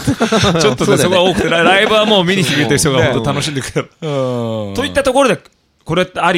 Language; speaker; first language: Japanese; native; Japanese